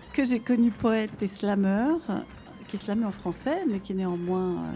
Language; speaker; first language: French; non-native, fluent; Arabic